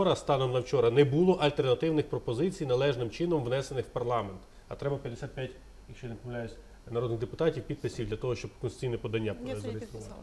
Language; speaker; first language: Ukrainian; native; Ukrainian